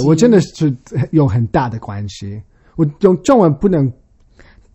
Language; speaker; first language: Chinese; early bilingual, heritage; Chinese